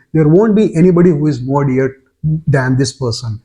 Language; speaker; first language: English; non-native, local second language; Kannada